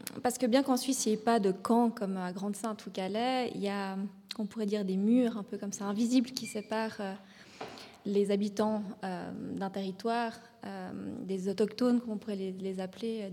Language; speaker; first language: French; native; French